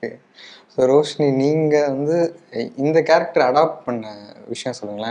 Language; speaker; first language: Tamil; native; Tamil